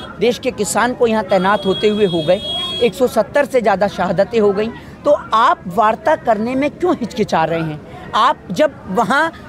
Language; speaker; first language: Hindi; native; Hindi